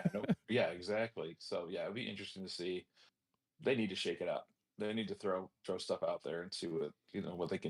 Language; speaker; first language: English; native; English